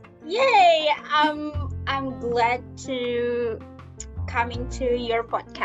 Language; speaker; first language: English; non-native, learner; Indonesian